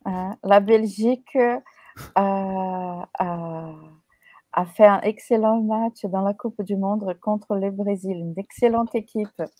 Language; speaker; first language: French; non-native, fluent; Portuguese